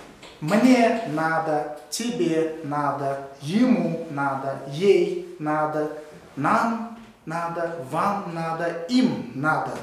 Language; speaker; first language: Russian; non-native, local second language; Uzbek